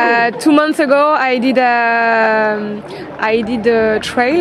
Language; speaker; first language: English; non-native, learner; French